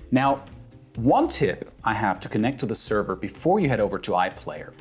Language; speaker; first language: English; non-native, fluent; German